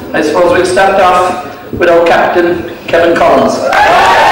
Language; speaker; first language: English; native; English